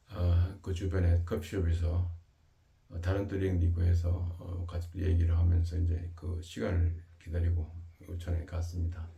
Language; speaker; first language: Korean; native; Korean